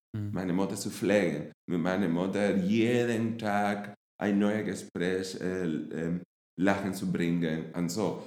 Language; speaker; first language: German; non-native, fluent; Spanish